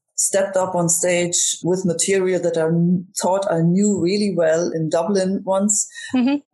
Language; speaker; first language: English; non-native, fluent; German